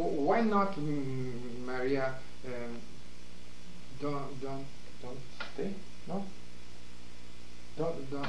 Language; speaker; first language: English; non-native, learner; Portuguese